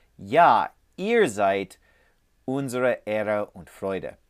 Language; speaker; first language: German; non-native, learner; English